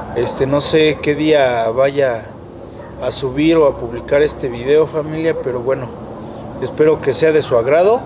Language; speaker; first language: Spanish; native; Spanish